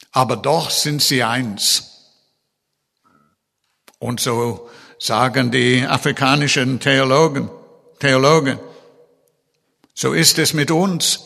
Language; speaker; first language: German; non-native, fluent; English